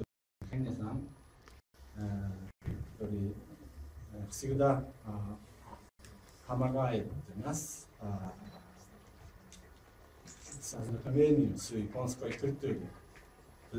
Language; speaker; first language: Russian; non-native, fluent; Japanese